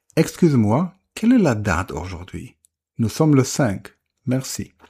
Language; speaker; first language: French; non-native, fluent; German